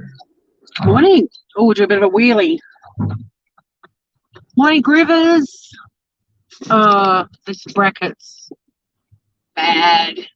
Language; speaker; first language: English; native; English